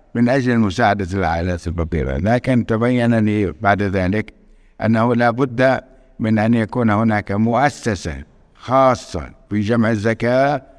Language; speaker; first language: Arabic; native; Arabic